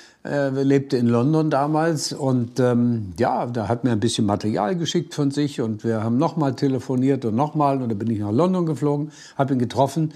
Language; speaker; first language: German; native; German